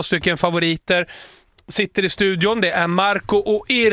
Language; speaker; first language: Swedish; native; Swedish